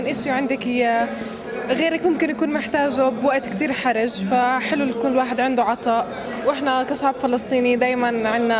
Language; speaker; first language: Arabic; native; Arabic